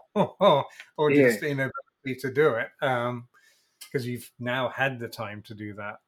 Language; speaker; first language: English; native; English